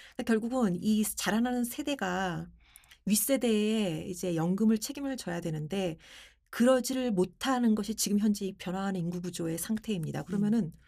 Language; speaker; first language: Korean; native; Korean